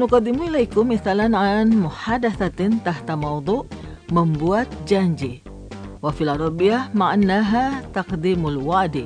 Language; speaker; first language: Arabic; non-native, fluent; Indonesian